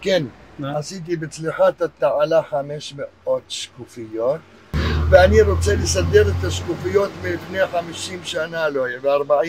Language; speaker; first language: Hebrew; early bilingual, other home language; Arabic